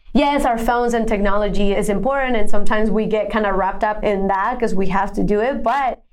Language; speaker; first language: English; non-native, fluent; Spanish